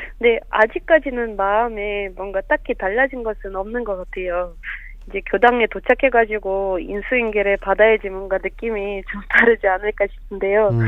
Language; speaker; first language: Korean; non-native, fluent; Russian